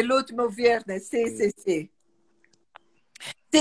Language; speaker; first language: Spanish; non-native, fluent; Portuguese